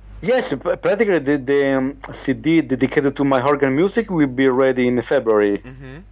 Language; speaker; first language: English; non-native, learner; Italian